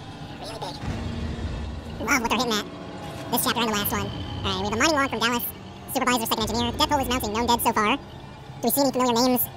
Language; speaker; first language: English; native; English